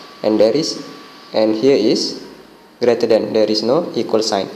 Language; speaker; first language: English; non-native, local second language; Malay